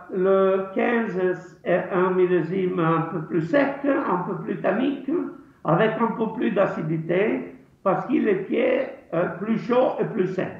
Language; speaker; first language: French; non-native, fluent; Italian